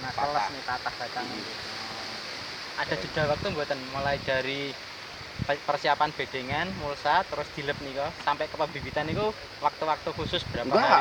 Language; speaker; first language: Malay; non-native, local second language; Javanese